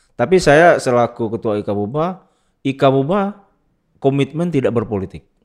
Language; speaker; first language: Indonesian; native; Indonesian